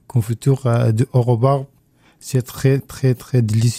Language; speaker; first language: French; non-native, learner; Arabic